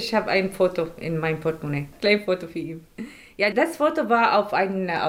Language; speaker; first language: German; non-native, learner; Arabic